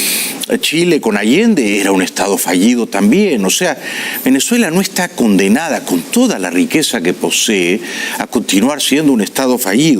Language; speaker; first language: Spanish; native; Spanish